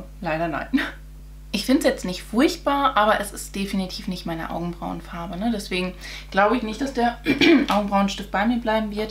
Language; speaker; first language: German; native; German